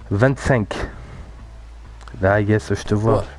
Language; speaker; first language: French; native; French